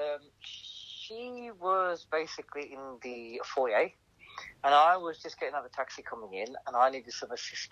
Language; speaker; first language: English; native; English